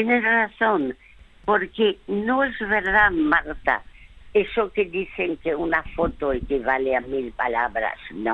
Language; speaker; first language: Spanish; early bilingual, other home language; French